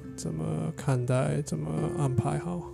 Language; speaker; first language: Chinese; non-native, learner; English